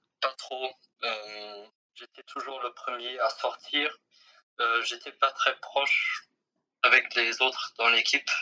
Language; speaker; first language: French; non-native, fluent; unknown